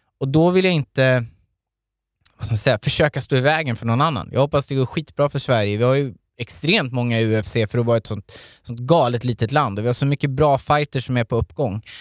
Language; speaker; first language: Swedish; native; Swedish